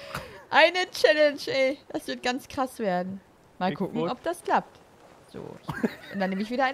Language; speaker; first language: German; native; German